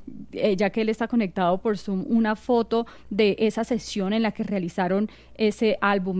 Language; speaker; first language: Spanish; native; Spanish